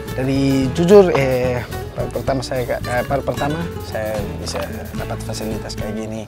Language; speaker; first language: Indonesian; non-native, learner; Tetum